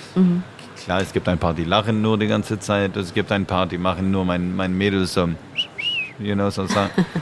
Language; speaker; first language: German; non-native, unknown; French